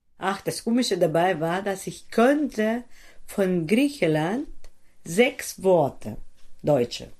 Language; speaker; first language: German; non-native, fluent; Greek